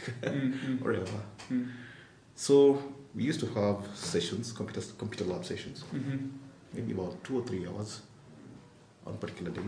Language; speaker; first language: English; non-native, local second language; Luo (Kenya and Tanzania)